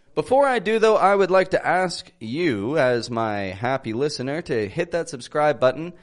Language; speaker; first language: English; native; English